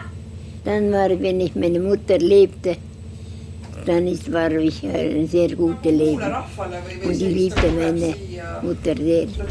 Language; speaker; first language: German; non-native, learner; Estonian